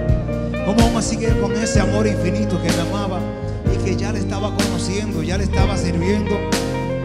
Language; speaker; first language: Spanish; native; Spanish